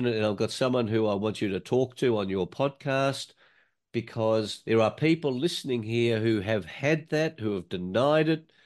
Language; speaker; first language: English; native; English